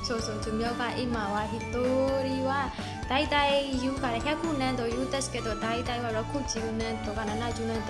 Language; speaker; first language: Japanese; non-native, learner; Burmese